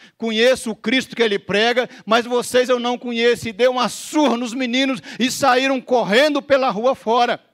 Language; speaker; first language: Portuguese; native; Portuguese